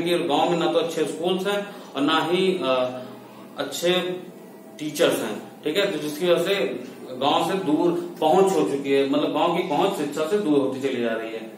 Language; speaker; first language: Hindi; native; Hindi